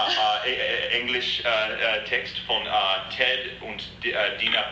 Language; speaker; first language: German; non-native, fluent; English